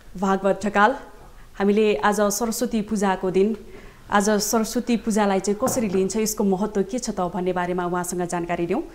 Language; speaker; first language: Nepali; native; Nepali